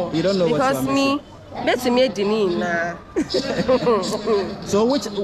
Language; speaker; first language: English; non-native, local second language; Yoruba